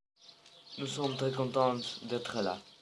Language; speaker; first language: French; non-native, learner; Spanish